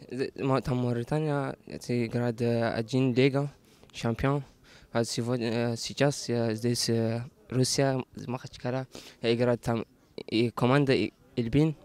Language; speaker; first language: Russian; non-native, learner; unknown